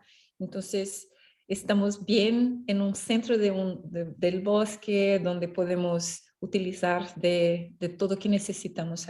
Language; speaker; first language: Spanish; non-native, fluent; Portuguese